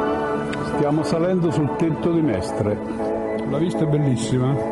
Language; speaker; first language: Italian; native; Italian